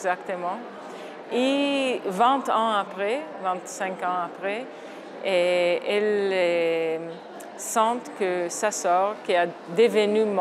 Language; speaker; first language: French; non-native, fluent; Hebrew